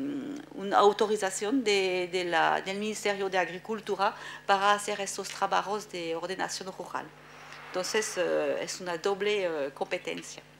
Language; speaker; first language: Spanish; non-native, fluent; French